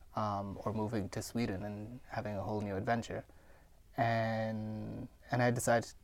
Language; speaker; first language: English; non-native, local second language; Gujarati